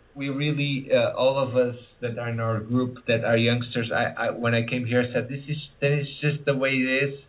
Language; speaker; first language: English; early bilingual, other home language; Portuguese